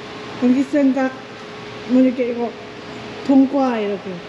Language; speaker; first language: Korean; non-native, learner; Lao